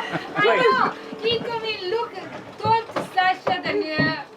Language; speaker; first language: English; non-native, learner; Spanish